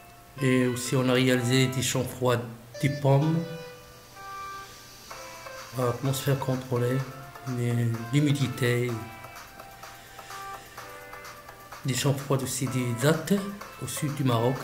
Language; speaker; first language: French; non-native, local second language; Arabic